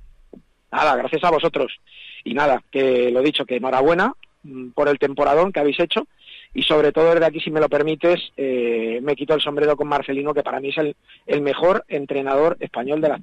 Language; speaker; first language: Spanish; native; Spanish